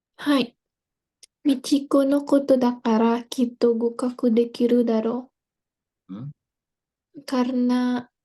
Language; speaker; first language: Japanese; non-native, learner; Indonesian